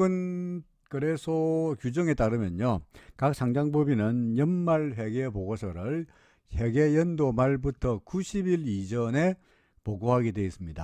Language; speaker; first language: Korean; native; Korean